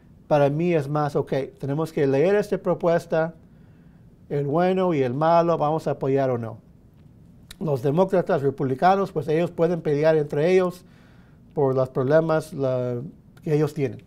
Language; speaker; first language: Spanish; early bilingual, heritage; Spanish